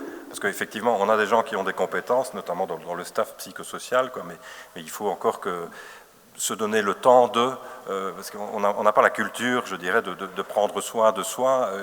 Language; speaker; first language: French; native; French